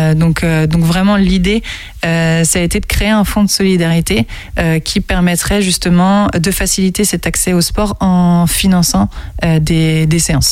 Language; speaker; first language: French; native; French